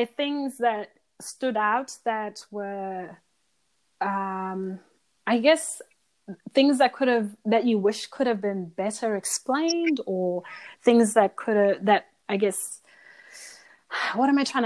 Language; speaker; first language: English; non-native, local second language; Shona